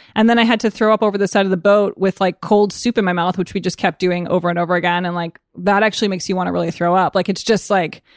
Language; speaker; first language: English; native; English